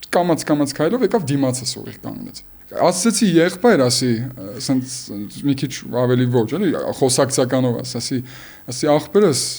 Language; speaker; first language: Armenian; early bilingual, heritage; Armenian